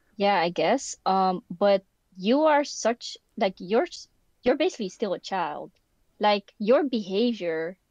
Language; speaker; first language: English; non-native, fluent; Dutch